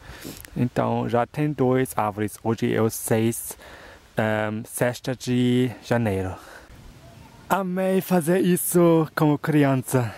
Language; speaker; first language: Portuguese; non-native, fluent; German